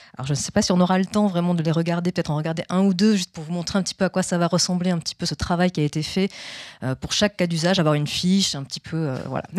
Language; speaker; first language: French; native; French